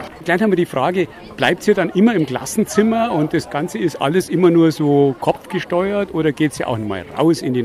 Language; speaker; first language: German; native; German